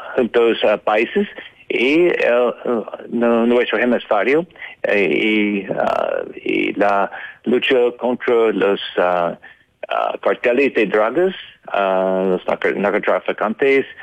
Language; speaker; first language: Spanish; non-native, learner; English